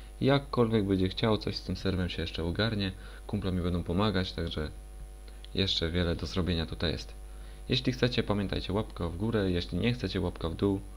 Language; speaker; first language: Polish; native; Polish